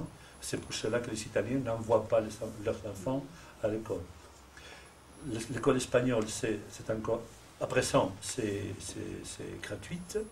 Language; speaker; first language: French; non-native, fluent; Spanish